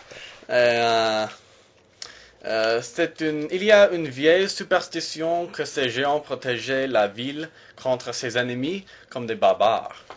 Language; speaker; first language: French; non-native, learner; English